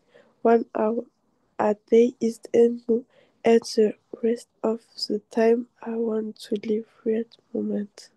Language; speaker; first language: English; non-native, learner; French